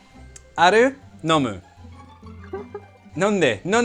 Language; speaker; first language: Japanese; non-native, learner; English